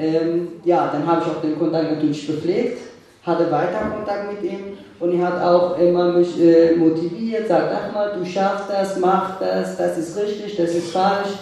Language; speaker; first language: German; non-native, fluent; Kurdish